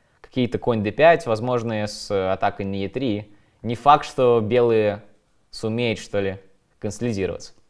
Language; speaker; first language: Russian; native; Russian